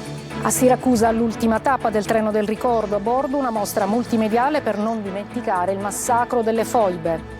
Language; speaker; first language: Italian; native; Italian